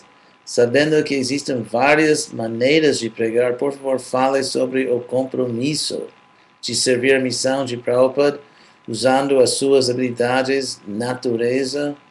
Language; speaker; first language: Portuguese; non-native, fluent; English